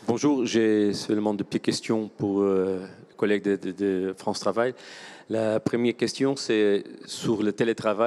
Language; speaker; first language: French; non-native, fluent; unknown